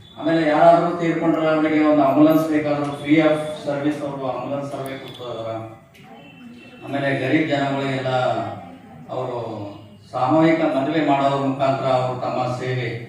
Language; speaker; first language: Kannada; native; Kannada